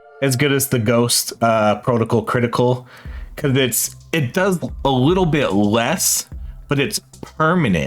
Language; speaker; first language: English; native; English